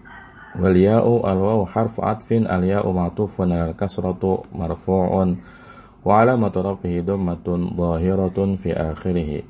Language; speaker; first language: Arabic; non-native, fluent; Indonesian